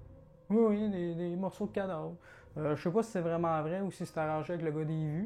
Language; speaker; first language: French; native; French